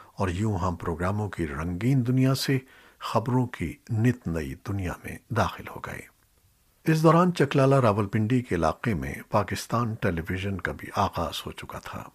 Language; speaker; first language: Urdu; native; Urdu